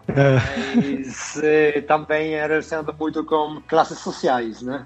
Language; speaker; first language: Portuguese; non-native, fluent; Polish